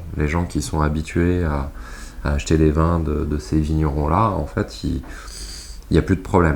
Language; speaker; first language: French; native; French